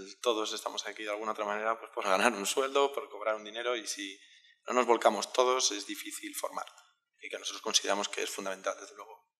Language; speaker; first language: Spanish; native; Spanish